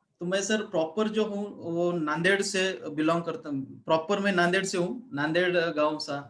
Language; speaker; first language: Hindi; non-native, local second language; Marathi